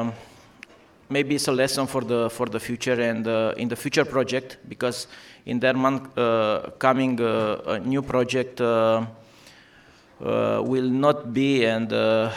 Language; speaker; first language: English; non-native, learner; Romanian